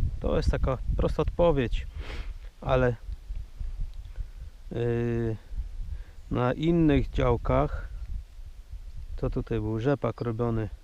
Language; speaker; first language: Polish; native; Polish